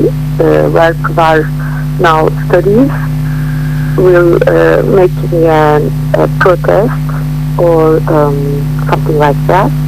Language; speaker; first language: English; non-native, learner; Turkish